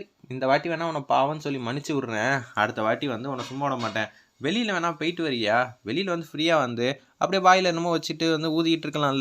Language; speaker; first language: Tamil; native; Tamil